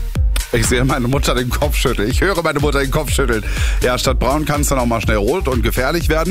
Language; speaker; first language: German; native; German